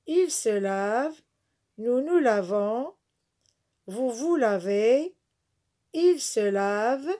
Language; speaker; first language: French; non-native, local second language; Arabic